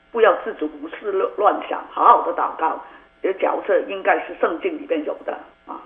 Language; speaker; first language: Chinese; non-native, local second language; Cantonese